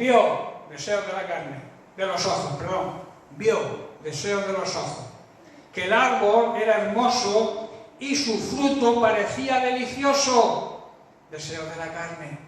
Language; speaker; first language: Spanish; native; Spanish